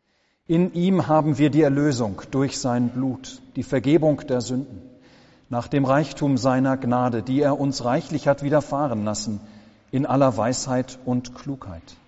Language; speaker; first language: German; native; German